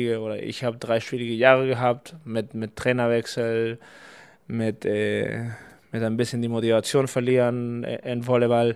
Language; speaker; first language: German; non-native, fluent; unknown